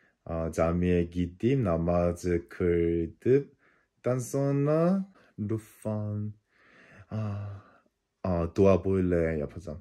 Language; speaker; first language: Turkish; non-native, learner; Korean